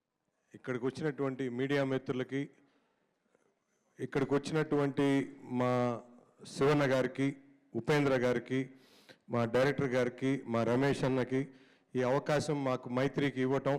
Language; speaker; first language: Telugu; native; Telugu